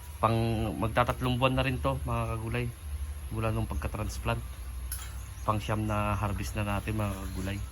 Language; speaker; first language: Filipino; native; Filipino